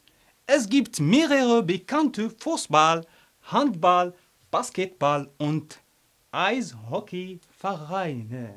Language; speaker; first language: German; non-native, fluent; Arabic